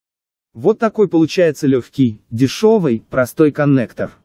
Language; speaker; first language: Russian; native; Russian